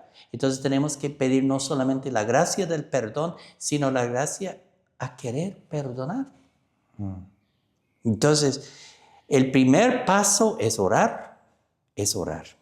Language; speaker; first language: Spanish; non-native, fluent; English